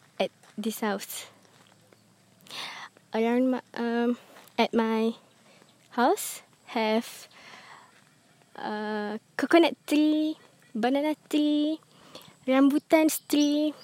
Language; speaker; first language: English; non-native, learner; Malay